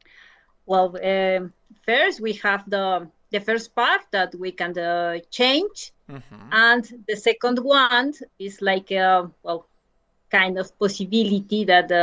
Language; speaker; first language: English; non-native, learner; Spanish